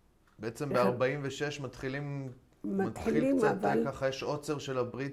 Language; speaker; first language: Hebrew; native; Hebrew